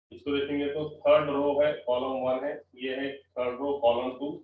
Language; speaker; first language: Hindi; non-native, local second language; Marathi